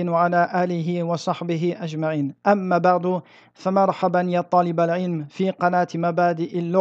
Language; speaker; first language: Arabic; non-native, fluent; French